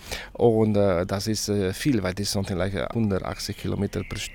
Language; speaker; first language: German; non-native, fluent; Spanish